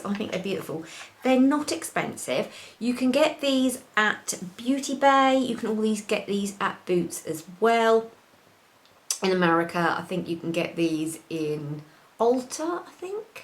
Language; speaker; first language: English; native; English